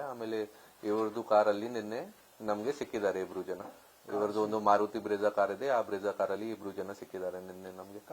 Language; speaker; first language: Kannada; non-native, local second language; Hindi